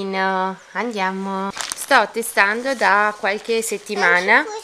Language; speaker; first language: Italian; native; Italian